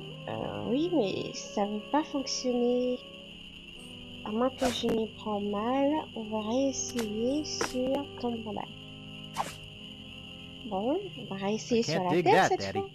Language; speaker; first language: French; native; French